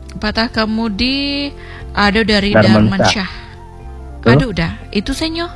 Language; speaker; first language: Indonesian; non-native, local second language; Minangkabau